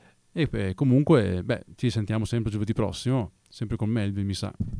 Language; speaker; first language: Italian; native; Italian